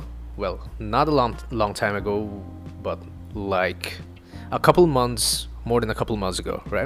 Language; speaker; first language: English; non-native, local second language; Assamese